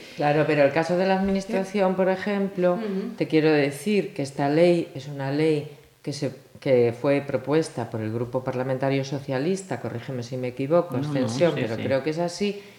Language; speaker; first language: Spanish; native; Spanish